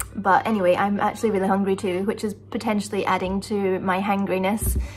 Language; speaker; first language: English; native; English